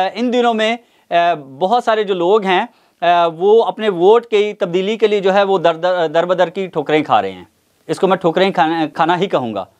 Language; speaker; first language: Urdu; non-native, local second language; Punjabi